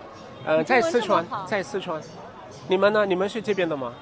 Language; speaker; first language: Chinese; non-native, fluent; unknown